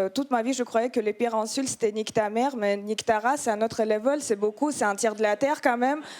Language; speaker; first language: French; non-native, fluent; Russian